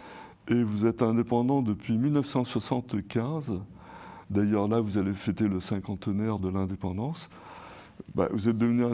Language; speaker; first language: French; native; French